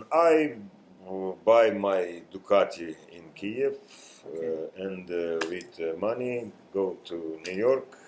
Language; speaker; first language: English; non-native, learner; Russian